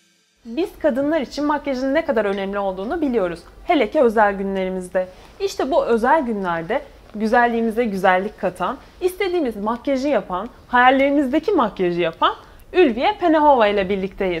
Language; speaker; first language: Turkish; native; Turkish